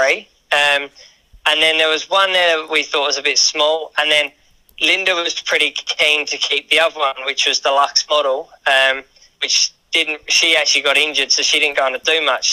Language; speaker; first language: English; native; English